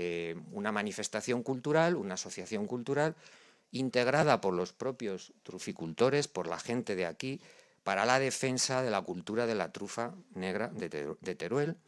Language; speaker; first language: Spanish; native; Spanish